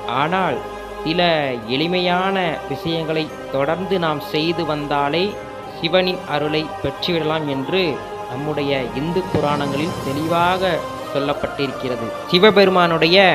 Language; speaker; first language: Tamil; native; Tamil